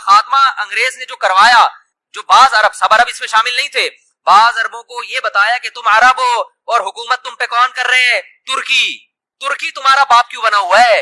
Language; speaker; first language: Urdu; native; Urdu